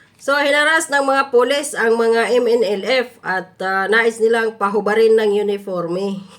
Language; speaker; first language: Filipino; non-native, local second language; Cebuano